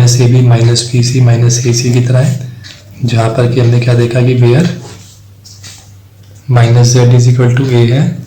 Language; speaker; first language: Hindi; native; Hindi